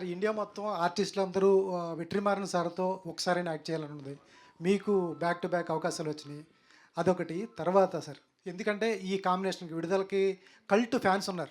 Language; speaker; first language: Telugu; native; Telugu